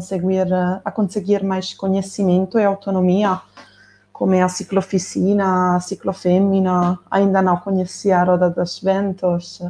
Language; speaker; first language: Portuguese; non-native, fluent; Italian